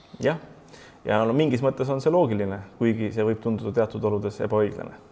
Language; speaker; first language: Estonian; native; Estonian